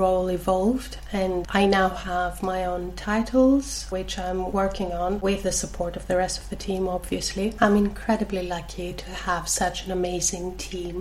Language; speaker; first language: English; non-native, fluent; Greek